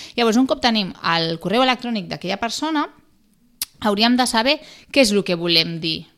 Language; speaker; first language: Catalan; non-native, local second language; Spanish